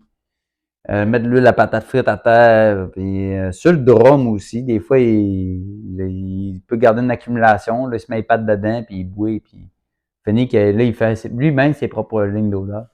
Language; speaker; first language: French; native; French